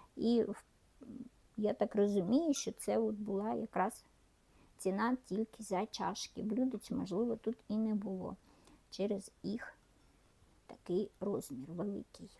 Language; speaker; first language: Ukrainian; non-native, local second language; Russian